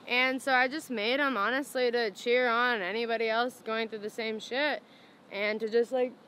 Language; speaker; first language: English; native; English